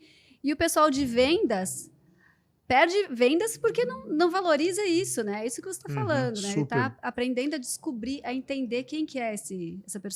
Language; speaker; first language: Portuguese; native; Portuguese